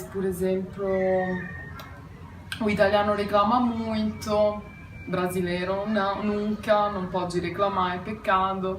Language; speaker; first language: Portuguese; non-native, fluent; Italian